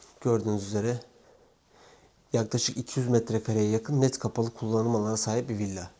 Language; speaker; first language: Turkish; native; Turkish